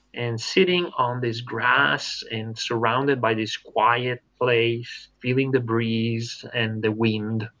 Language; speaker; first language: English; non-native, fluent; Italian